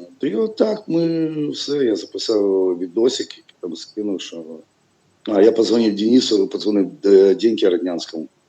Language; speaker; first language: Ukrainian; non-native, local second language; Russian